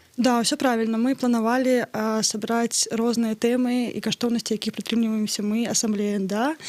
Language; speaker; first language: Belarusian; non-native, local second language; Russian